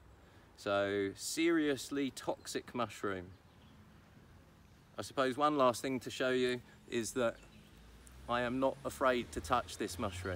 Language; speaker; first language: English; native; English